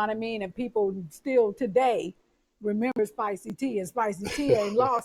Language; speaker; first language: English; native; English